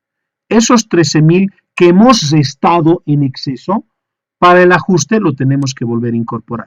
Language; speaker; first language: Spanish; native; Spanish